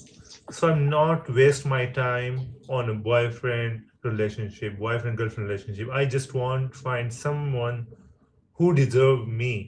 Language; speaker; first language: English; non-native, learner; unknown